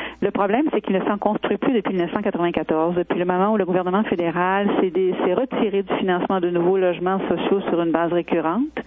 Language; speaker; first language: French; native; French